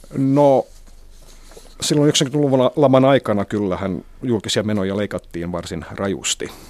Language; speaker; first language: Finnish; non-native, local second language; Swedish